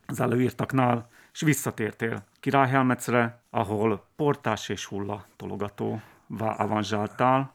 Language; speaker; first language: Hungarian; native; Hungarian